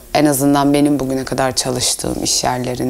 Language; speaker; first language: Turkish; early bilingual, heritage; Turkish